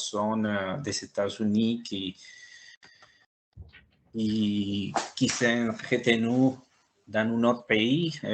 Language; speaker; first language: French; non-native, learner; Spanish